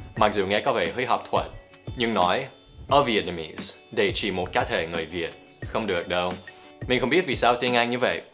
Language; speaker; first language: Vietnamese; non-native, fluent; English